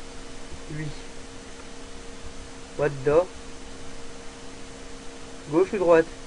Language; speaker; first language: French; native; French